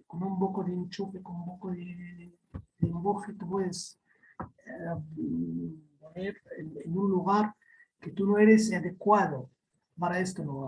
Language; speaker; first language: Spanish; non-native, fluent; Arabic